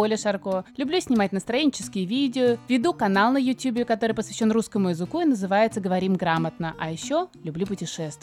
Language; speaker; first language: Russian; native; Russian